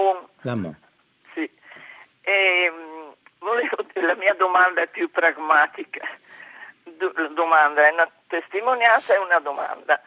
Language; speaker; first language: Italian; native; Italian